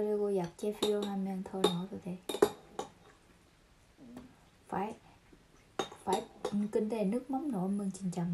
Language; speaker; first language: Korean; non-native, learner; Vietnamese